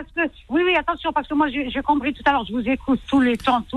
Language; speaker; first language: French; non-native, local second language; Arabic